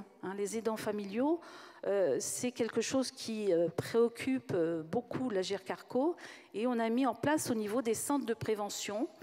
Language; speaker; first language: French; native; French